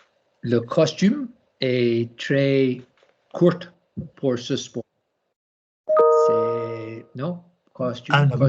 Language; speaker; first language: French; non-native, learner; English